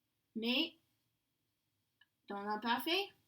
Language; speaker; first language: French; non-native, fluent; English